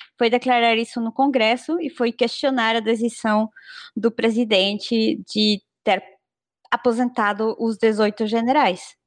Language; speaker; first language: Portuguese; non-native, fluent; Spanish